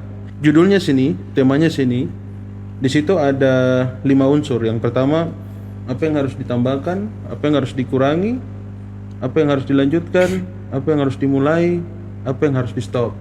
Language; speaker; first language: Malay; native; Malay